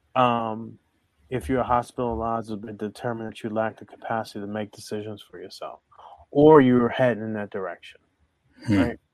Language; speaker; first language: English; native; English